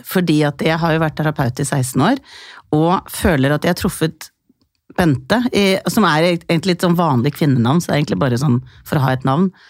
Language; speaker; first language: Norwegian; early bilingual, other home language; Icelandic